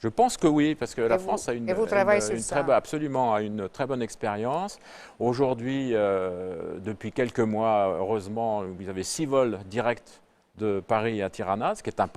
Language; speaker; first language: French; native; French